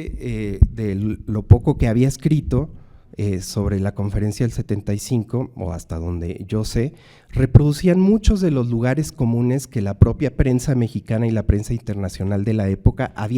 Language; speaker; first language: Spanish; native; Spanish